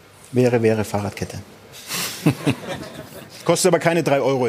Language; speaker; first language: German; native; German